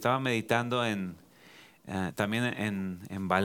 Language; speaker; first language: Spanish; native; Spanish